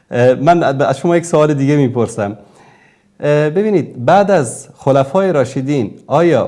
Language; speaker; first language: Persian; native; Persian